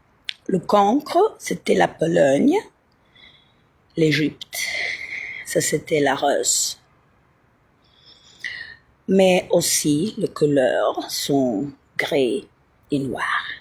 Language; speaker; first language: French; non-native, learner; Italian